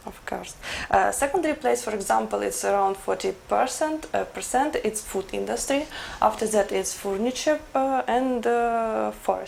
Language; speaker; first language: English; non-native, learner; Ukrainian